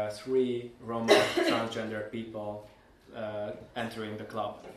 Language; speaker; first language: English; non-native, fluent; Hungarian